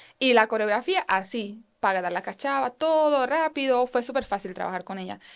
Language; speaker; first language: Spanish; non-native, fluent; Romanian